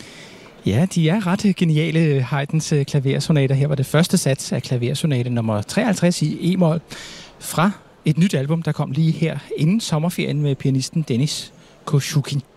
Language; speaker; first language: Danish; native; Danish